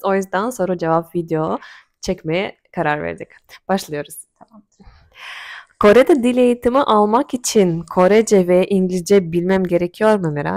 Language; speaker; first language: Turkish; non-native, fluent; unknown